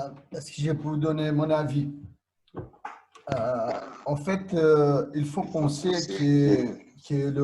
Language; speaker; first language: French; non-native, fluent; Portuguese